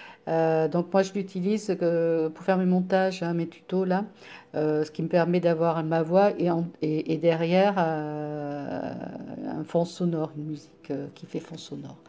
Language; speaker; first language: French; native; French